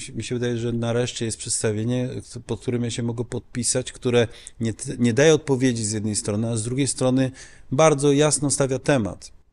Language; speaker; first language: Polish; early bilingual, heritage; Polish